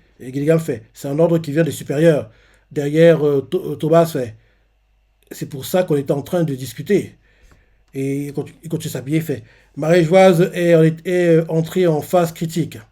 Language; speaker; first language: French; native; French